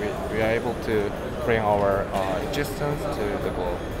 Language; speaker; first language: English; non-native, fluent; Korean